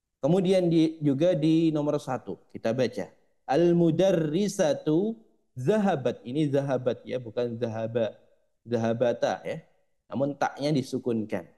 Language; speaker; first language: Indonesian; native; Indonesian